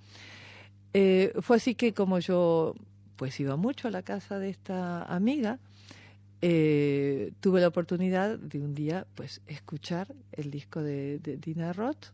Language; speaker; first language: Spanish; native; Spanish